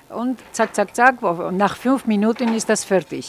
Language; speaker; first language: German; non-native, fluent; Georgian